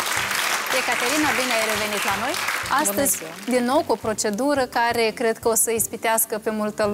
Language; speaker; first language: Romanian; native; Romanian